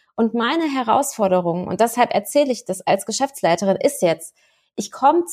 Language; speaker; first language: German; native; German